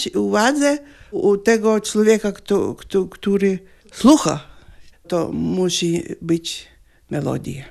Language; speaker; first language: Polish; non-native, learner; Lithuanian